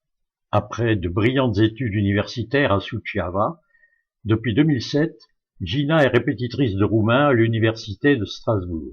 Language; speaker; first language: French; native; French